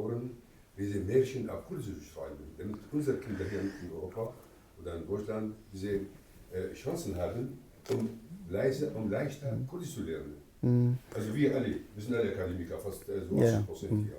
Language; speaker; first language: German; non-native, fluent; Kurdish